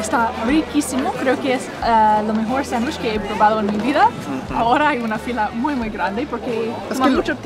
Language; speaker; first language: Spanish; non-native, fluent; English